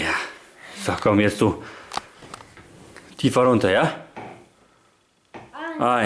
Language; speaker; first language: German; native; German